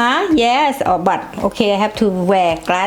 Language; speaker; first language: English; non-native, learner; Thai